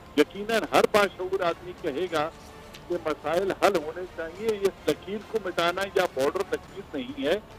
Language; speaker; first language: Hindi; native; Hindi